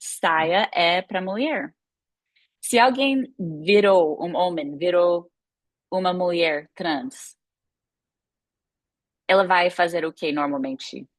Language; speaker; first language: Portuguese; non-native, fluent; English